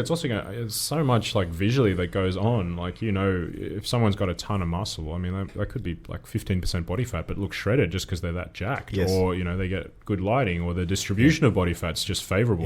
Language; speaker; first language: English; native; English